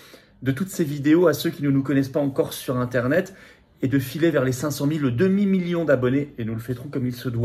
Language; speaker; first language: French; native; French